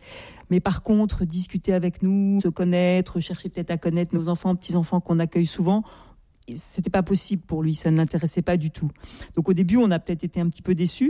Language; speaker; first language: French; native; French